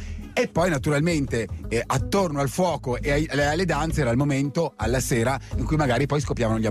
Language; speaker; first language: Italian; native; Italian